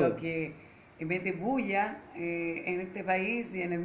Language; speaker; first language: Spanish; native; Spanish